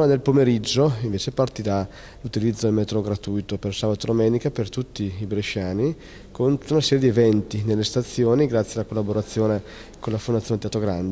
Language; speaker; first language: Italian; native; Italian